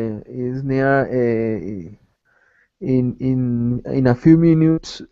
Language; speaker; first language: English; non-native, learner; Spanish